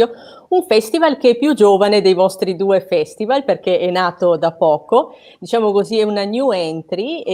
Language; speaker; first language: Italian; native; Italian